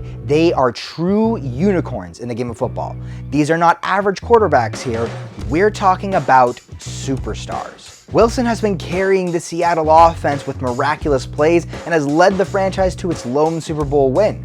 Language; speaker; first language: English; native; English